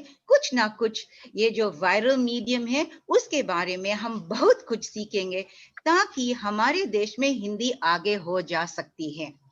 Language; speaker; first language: Hindi; non-native, fluent; English